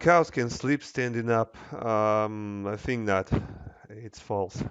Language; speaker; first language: English; non-native, learner; Russian